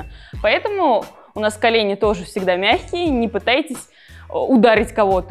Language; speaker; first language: Russian; native; Russian